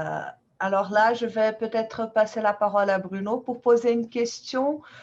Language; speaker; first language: French; non-native, fluent; Portuguese